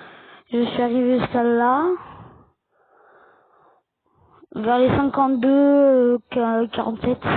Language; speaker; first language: French; native; French